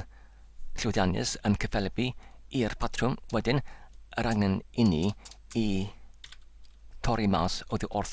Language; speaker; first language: Welsh; non-native, learner; English